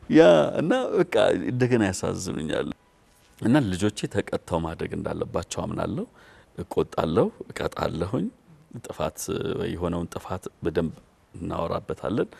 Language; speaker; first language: Amharic; native; Amharic